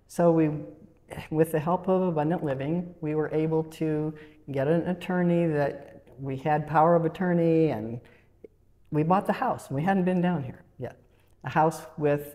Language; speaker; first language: English; native; English